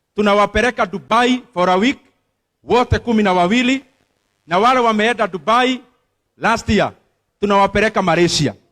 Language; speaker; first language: Swahili; non-native, local second language; Kikuyu